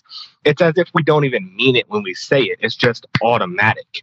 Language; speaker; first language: English; native; English